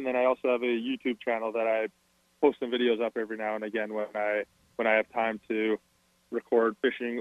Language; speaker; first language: English; native; English